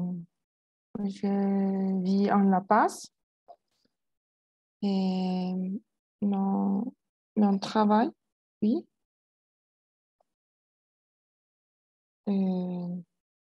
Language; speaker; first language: French; non-native, learner; Spanish